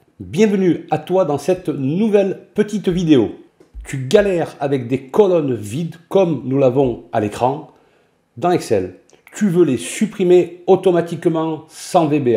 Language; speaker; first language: French; native; French